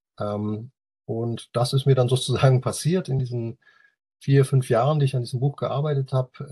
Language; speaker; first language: German; native; German